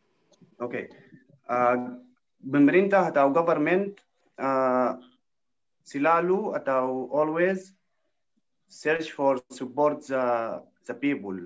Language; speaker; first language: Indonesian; non-native, learner; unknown